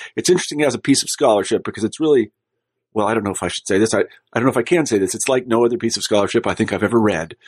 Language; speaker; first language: English; native; English